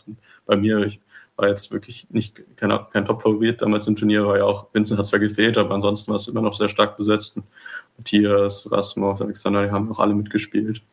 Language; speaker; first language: German; native; German